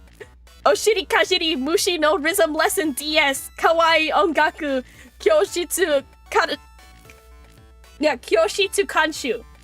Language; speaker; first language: Japanese; non-native, learner; English